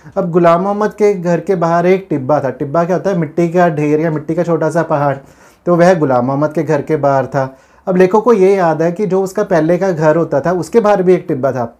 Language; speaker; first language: Hindi; non-native, local second language; Punjabi